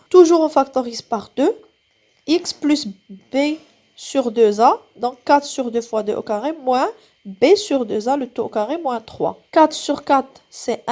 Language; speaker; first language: French; non-native, local second language; Arabic